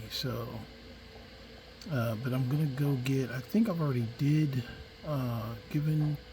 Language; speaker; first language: English; native; English